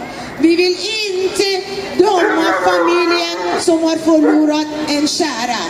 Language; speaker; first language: Swedish; non-native, fluent; Persian